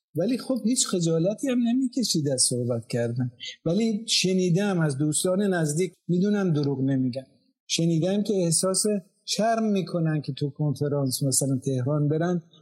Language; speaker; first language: Persian; non-native, local second language; Azerbaijani